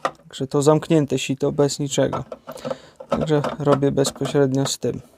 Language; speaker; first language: Polish; native; Polish